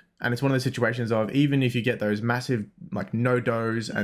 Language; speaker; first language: English; native; English